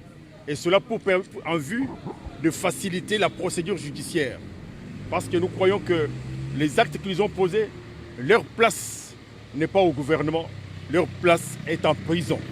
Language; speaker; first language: French; non-native, local second language; Lingala